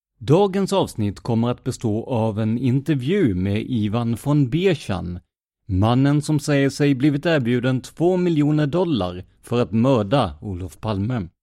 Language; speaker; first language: Swedish; native; Swedish